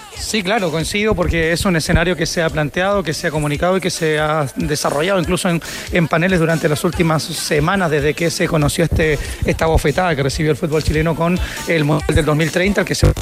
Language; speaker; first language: Spanish; native; Spanish